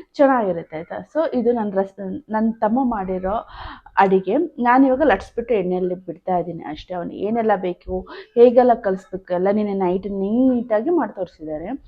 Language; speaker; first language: Kannada; native; Kannada